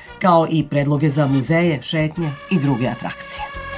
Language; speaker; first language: Serbian; native; Serbian